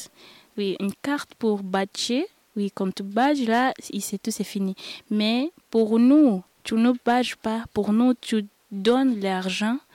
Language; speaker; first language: French; non-native, learner; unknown